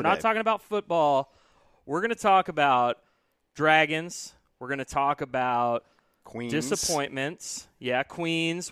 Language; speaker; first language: English; native; English